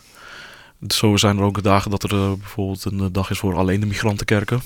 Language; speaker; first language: Dutch; early bilingual, other home language; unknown